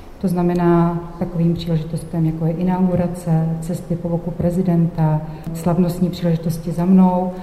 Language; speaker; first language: Czech; native; Czech